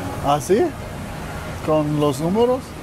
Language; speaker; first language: Spanish; non-native, learner; English